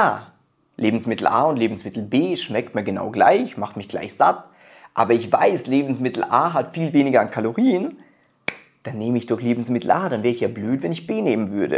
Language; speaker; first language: German; native; German